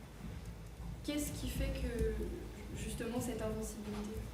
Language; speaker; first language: French; native; French